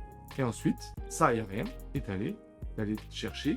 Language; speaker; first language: French; native; French